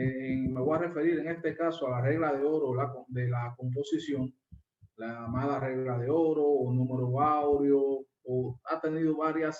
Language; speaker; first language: Spanish; native; Spanish